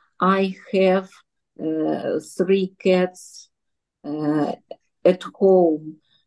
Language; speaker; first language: English; non-native, learner; Russian